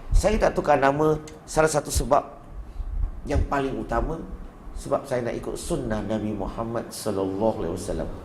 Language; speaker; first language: Malay; non-native, local second language; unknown